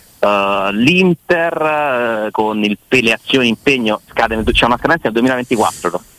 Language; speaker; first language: Italian; native; Italian